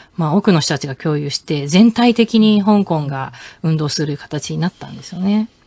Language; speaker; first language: Japanese; native; Japanese